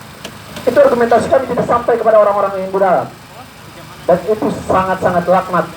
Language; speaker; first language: Indonesian; native; Indonesian